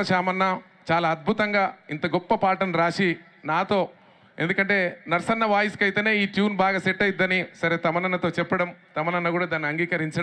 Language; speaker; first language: Telugu; native; Telugu